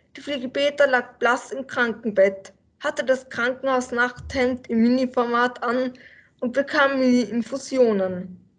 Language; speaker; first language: German; native; German